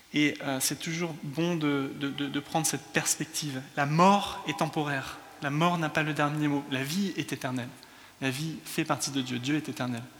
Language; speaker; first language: French; early bilingual, other home language; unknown